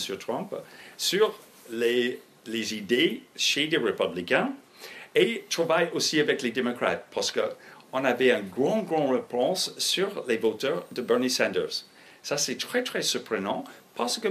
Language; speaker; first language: French; non-native, fluent; English